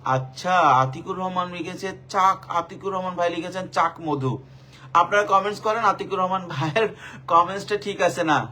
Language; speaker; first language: Bangla; native; Bangla